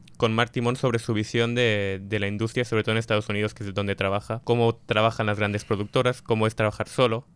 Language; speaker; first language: Spanish; native; Spanish